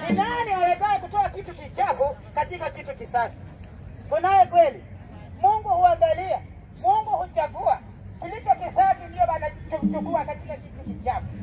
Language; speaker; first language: Swahili; non-native, local second language; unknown